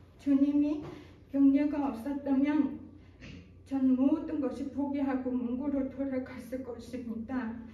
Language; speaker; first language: Korean; non-native, fluent; Mongolian